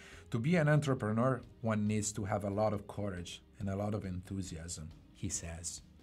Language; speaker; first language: English; non-native, fluent; Italian